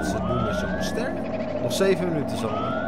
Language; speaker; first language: Dutch; native; Dutch